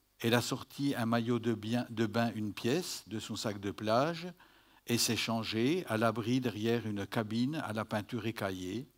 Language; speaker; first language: French; native; French